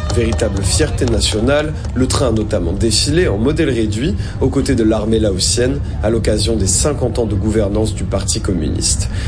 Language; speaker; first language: French; native; French